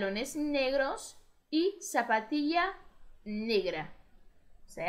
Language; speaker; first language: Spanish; non-native, fluent; Portuguese